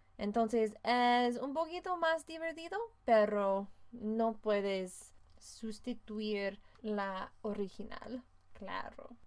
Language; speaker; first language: Spanish; non-native, fluent; English